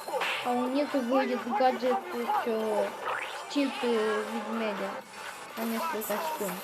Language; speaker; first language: Russian; non-native, local second language; Ukrainian